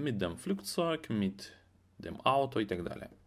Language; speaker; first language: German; non-native, fluent; Russian